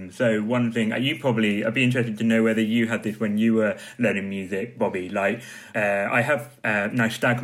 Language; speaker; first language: English; native; English